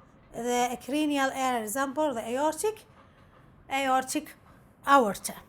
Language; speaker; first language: English; non-native, local second language; Arabic